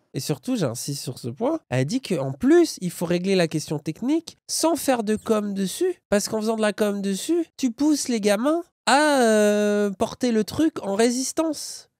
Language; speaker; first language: French; native; French